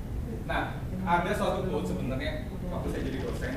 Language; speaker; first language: Indonesian; native; Indonesian